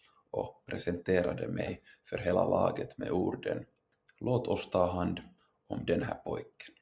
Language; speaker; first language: Swedish; non-native, local second language; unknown